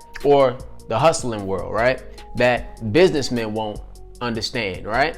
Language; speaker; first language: English; native; English